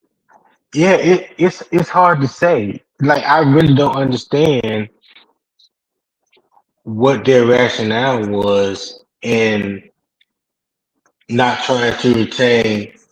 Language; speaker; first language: English; native; English